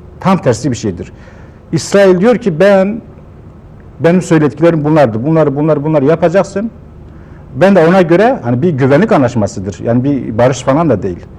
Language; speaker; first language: Turkish; non-native, local second language; Kurdish